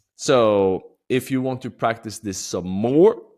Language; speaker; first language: English; non-native, fluent; Swedish